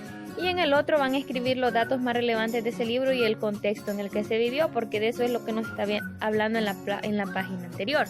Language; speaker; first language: Spanish; native; Spanish